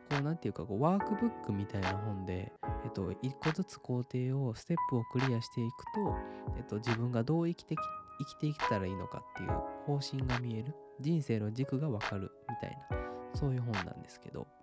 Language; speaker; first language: Japanese; native; Japanese